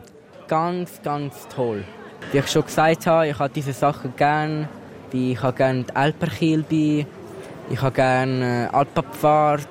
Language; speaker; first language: German; non-native, local second language; Italian